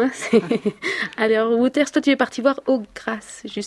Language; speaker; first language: French; native; French